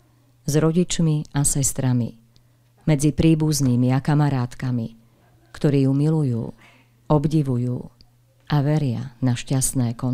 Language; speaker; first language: Slovak; native; Slovak